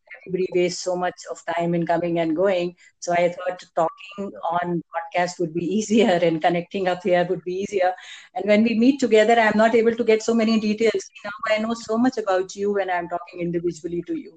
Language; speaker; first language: English; non-native, local second language; Hindi